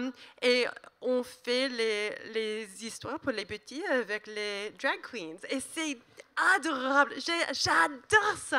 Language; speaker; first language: French; non-native, learner; English